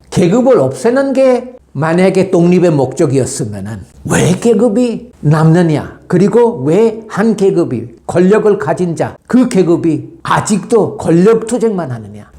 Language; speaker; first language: Korean; non-native, fluent; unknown